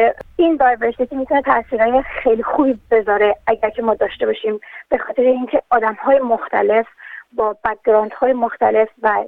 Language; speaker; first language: Persian; native; Persian